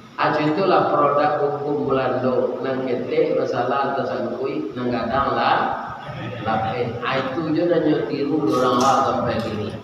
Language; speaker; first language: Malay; non-native, local second language; Minangkabau